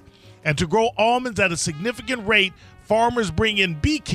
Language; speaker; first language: English; native; English